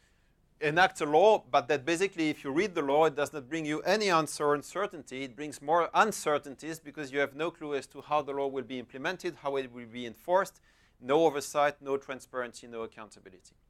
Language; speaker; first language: English; non-native, fluent; French